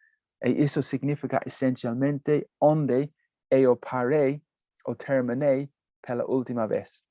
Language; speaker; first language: Portuguese; non-native, learner; English